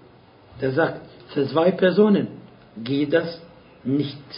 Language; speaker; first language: German; non-native, fluent; Arabic